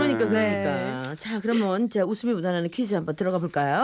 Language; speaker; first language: Korean; native; Korean